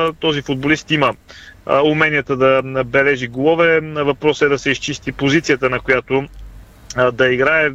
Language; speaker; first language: Bulgarian; native; Bulgarian